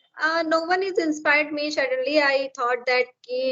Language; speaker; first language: English; non-native, learner; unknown